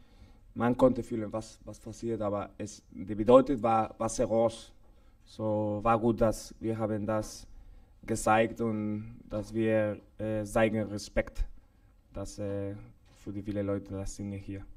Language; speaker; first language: German; non-native, learner; Spanish